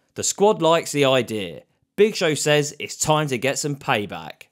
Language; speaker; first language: English; native; English